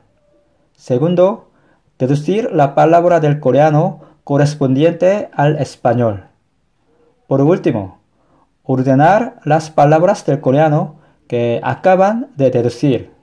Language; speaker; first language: Spanish; non-native, fluent; Korean